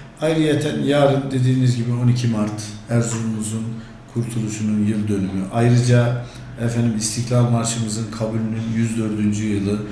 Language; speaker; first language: Turkish; native; Turkish